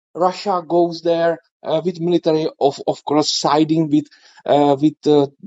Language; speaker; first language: English; non-native, fluent; Czech